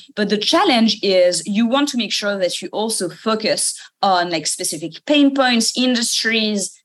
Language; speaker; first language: English; non-native, fluent; French